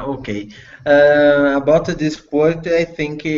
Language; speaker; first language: English; non-native, learner; Portuguese